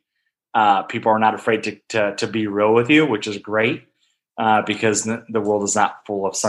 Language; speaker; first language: English; native; English